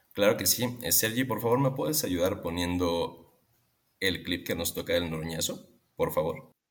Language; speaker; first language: Spanish; native; Spanish